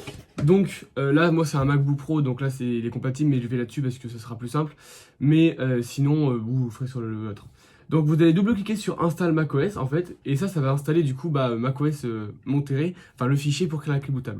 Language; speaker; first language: French; native; French